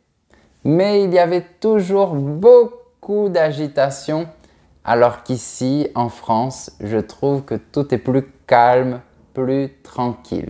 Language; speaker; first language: French; native; French